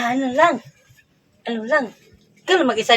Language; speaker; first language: Filipino; non-native, local second language; Cebuano